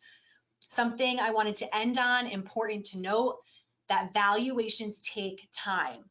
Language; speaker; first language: English; native; English